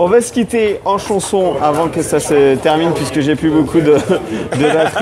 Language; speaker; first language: French; native; French